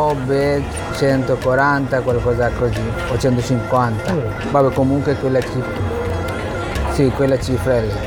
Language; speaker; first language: Italian; non-native, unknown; Bangla